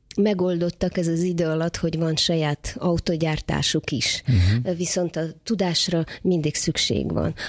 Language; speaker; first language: Hungarian; non-native, fluent; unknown